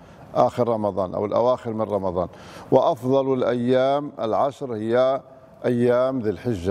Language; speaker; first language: Arabic; native; Arabic